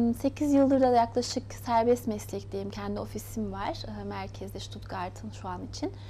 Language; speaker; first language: Turkish; early bilingual, heritage; Turkish